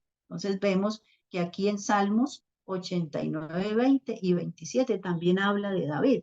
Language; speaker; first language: Spanish; native; Spanish